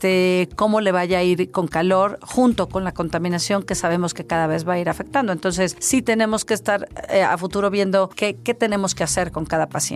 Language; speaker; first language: Spanish; native; Spanish